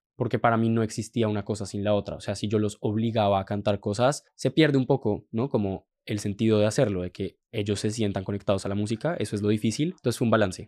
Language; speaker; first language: Spanish; native; Spanish